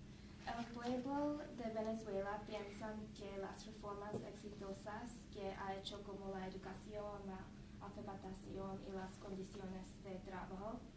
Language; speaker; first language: Spanish; non-native, learner; English